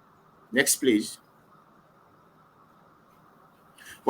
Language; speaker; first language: English; non-native, learner; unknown